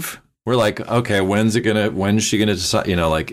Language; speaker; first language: English; native; English